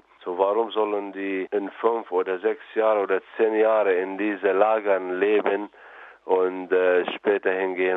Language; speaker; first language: German; non-native, fluent; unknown